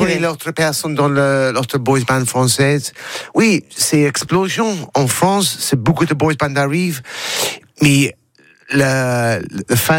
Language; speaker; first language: French; non-native, learner; English